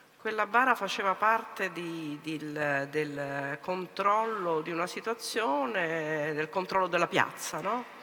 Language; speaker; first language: Italian; native; Italian